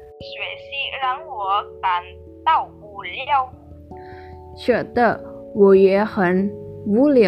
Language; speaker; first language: Chinese; non-native, learner; Indonesian